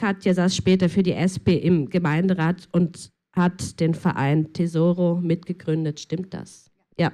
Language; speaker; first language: German; native; German